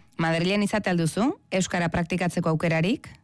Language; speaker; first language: Basque; native; Basque